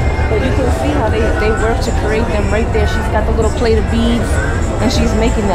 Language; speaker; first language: English; native; English